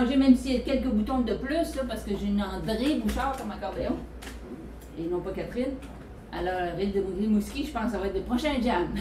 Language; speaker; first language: French; native; French